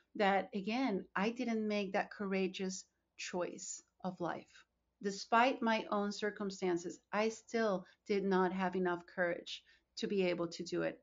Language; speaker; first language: English; non-native, fluent; Spanish